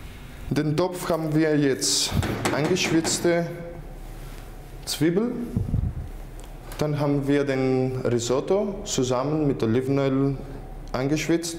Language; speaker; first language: German; non-native, fluent; Greek